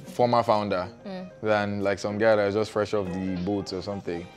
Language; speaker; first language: English; non-native, local second language; Yoruba